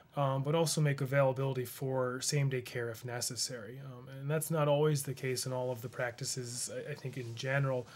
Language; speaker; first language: English; native; English